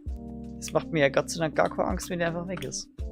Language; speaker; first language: German; native; German